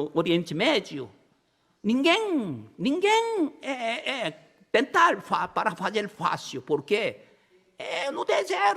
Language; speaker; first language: Portuguese; non-native, learner; Korean